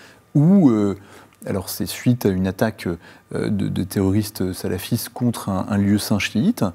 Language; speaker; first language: French; native; French